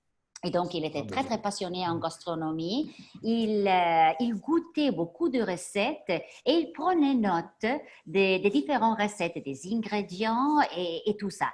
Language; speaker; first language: French; non-native, fluent; Italian